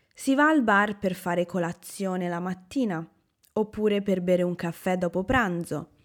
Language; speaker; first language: Italian; native; Italian